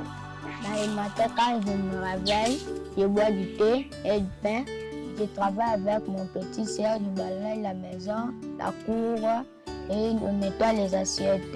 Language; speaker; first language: French; non-native, local second language; Lingala